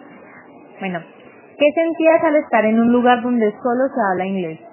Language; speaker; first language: Spanish; native; Spanish